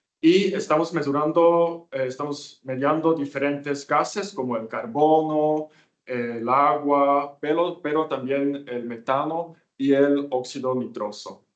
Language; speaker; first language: Spanish; non-native, fluent; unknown